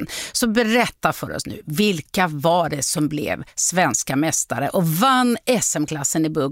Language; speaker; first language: Swedish; native; Swedish